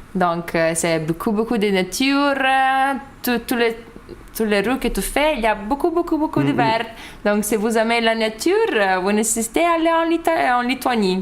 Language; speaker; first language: French; non-native, learner; Lithuanian